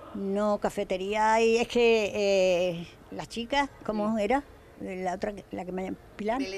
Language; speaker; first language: Spanish; native; Spanish